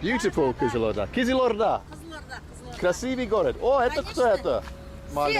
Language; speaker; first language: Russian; non-native, learner; English